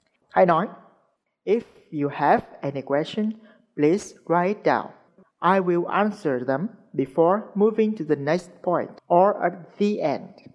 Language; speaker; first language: English; non-native, fluent; Vietnamese